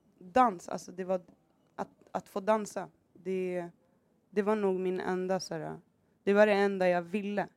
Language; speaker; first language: Swedish; early bilingual, other home language; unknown